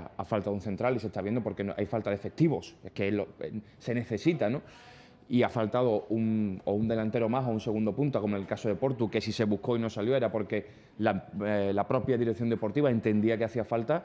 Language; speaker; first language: Spanish; native; Spanish